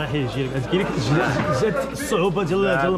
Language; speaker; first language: Arabic; native; Arabic